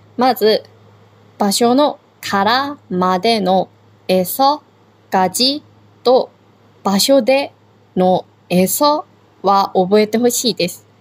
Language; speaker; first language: Japanese; non-native, fluent; Korean